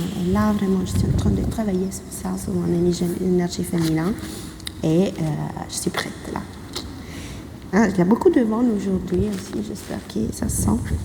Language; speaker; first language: French; non-native, fluent; Italian